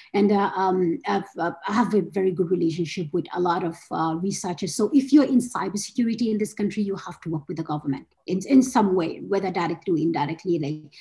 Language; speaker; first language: English; non-native, local second language; Hausa